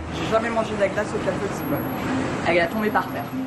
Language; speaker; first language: French; native; French